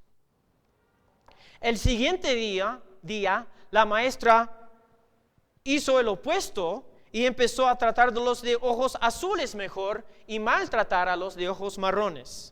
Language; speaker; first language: Spanish; non-native, fluent; English